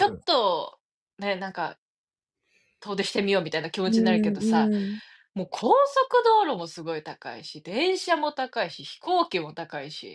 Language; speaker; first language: Japanese; native; Japanese